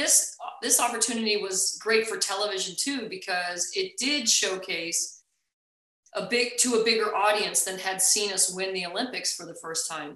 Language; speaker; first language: English; native; English